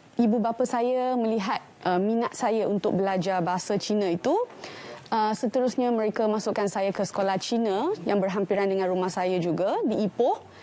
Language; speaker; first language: Malay; non-native, local second language; Tamil